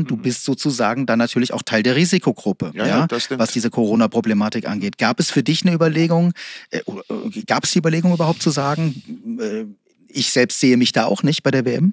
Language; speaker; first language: German; native; German